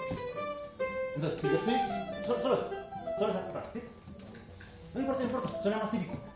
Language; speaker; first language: Spanish; native; Spanish